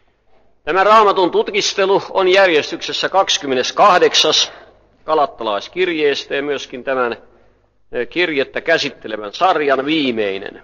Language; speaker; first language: Finnish; native; Finnish